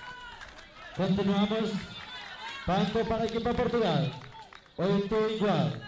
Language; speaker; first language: Portuguese; non-native, local second language; Tetum